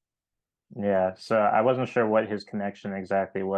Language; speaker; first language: English; native; English